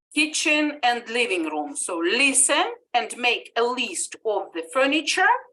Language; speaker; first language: English; non-native, fluent; Ukrainian